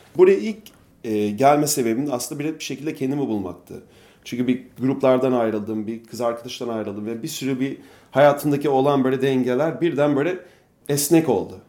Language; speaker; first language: Turkish; non-native, fluent; English